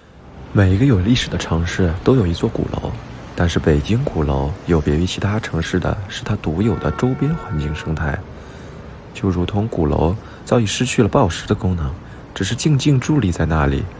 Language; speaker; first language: Chinese; native; Chinese